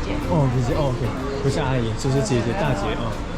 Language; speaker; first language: Chinese; non-native, fluent; Korean